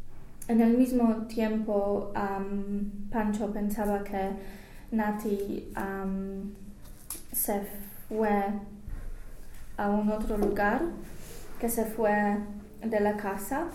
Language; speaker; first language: Spanish; non-native, learner; English